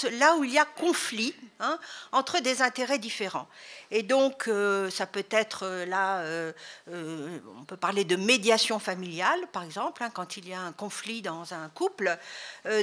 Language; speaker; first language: French; native; French